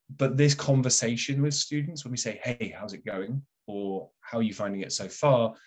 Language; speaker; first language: English; native; English